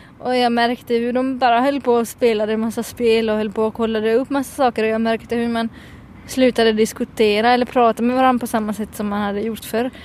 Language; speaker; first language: Swedish; native; Swedish